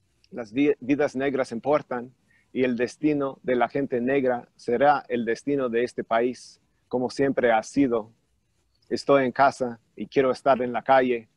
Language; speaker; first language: Spanish; non-native, fluent; English